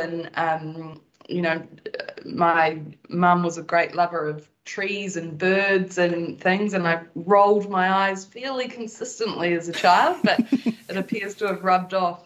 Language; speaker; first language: English; native; English